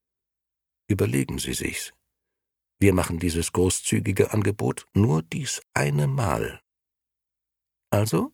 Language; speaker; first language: German; native; German